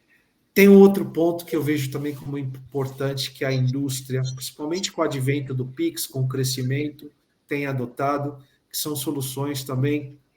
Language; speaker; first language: Portuguese; native; Portuguese